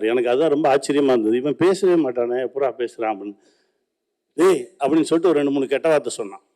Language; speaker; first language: Tamil; native; Tamil